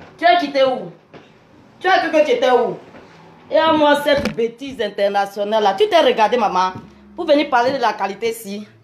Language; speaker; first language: French; native; French